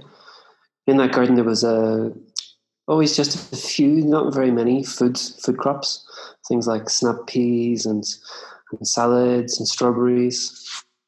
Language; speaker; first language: English; native; English